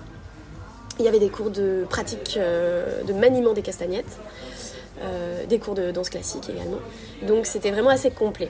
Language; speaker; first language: French; native; French